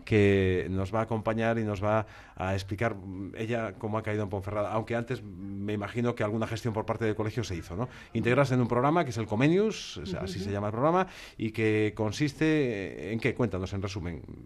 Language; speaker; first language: Spanish; native; Spanish